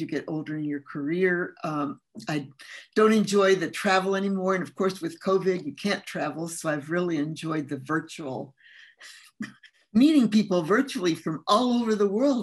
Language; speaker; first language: English; early bilingual, other home language; Spanish